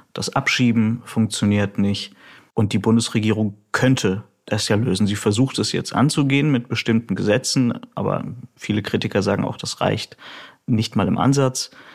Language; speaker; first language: German; early bilingual, other home language; Russian